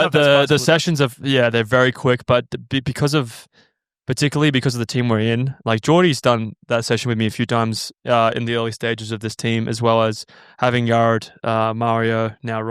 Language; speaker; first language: English; native; English